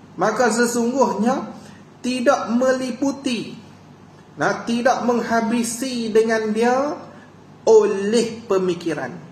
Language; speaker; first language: Malay; native; Malay